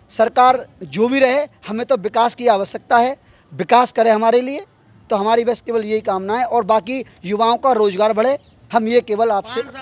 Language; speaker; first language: Hindi; native; Hindi